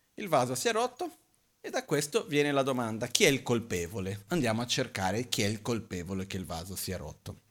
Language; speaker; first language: Italian; non-native, fluent; Portuguese